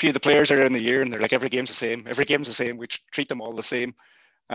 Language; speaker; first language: English; native; English